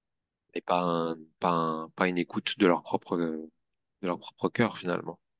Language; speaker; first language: French; native; French